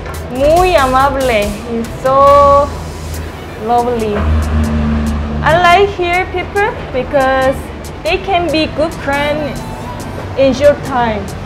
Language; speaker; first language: English; non-native, learner; Korean